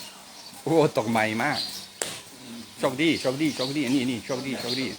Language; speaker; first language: Thai; non-native, learner; French